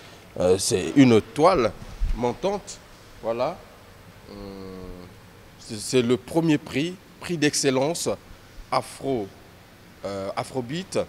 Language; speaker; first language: French; non-native, local second language; Lingala